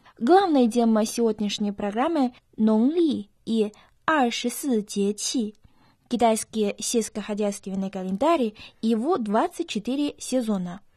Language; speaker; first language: Russian; non-native, fluent; Chinese